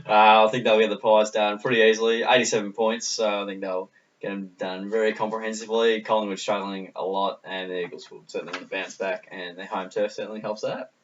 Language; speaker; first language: English; native; English